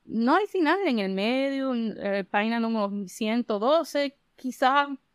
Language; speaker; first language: Spanish; early bilingual, heritage; Spanish